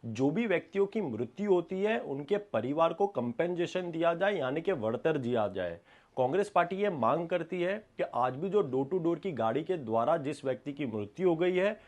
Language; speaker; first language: Hindi; non-native, local second language; Gujarati